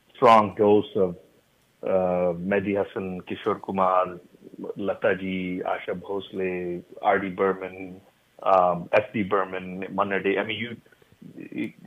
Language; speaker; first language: English; native; English